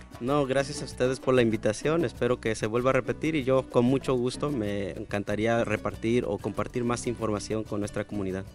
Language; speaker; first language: Spanish; native; Spanish